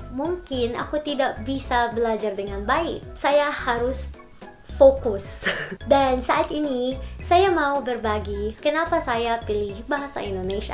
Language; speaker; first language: Indonesian; non-native, learner; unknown